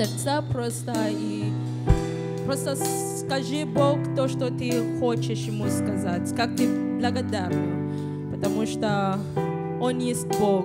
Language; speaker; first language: Russian; non-native, learner; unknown